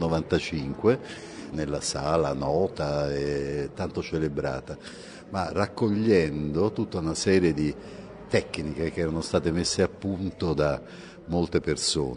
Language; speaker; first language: Italian; native; Italian